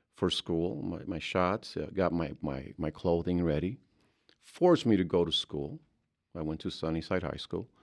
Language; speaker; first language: English; early bilingual, other home language; Spanish